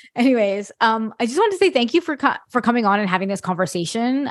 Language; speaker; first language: English; non-native, fluent; French